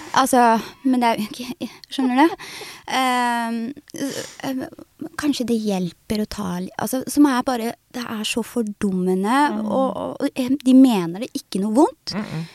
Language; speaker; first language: Norwegian; early bilingual, other home language; Somali